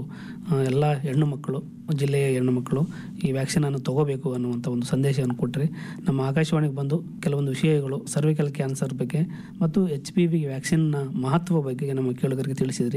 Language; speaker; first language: Kannada; native; Kannada